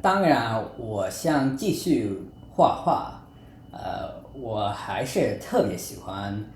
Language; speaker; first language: Chinese; non-native, fluent; English